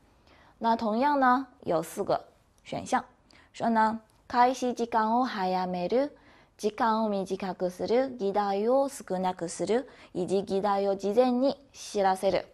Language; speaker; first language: Japanese; non-native, fluent; Chinese